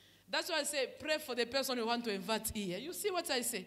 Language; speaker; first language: English; non-native, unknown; Lingala